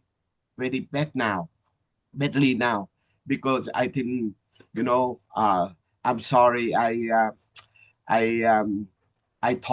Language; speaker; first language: English; non-native, learner; Vietnamese